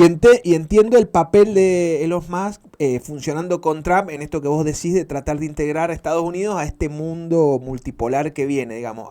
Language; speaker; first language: Spanish; native; Spanish